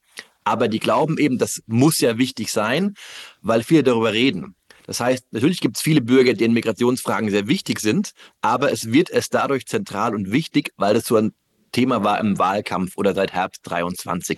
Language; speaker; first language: German; native; German